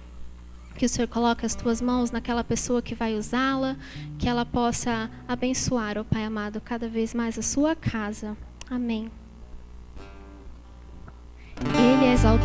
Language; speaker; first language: Portuguese; native; Portuguese